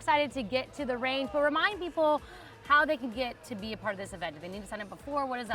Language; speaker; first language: English; native; English